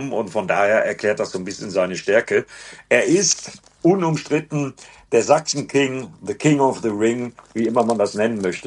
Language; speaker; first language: German; native; German